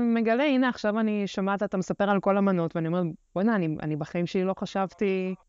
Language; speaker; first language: Hebrew; early bilingual, other home language; Russian